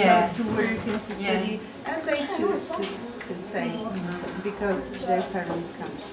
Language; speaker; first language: English; non-native, fluent; Bulgarian